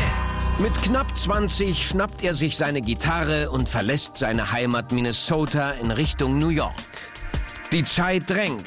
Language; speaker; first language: German; native; German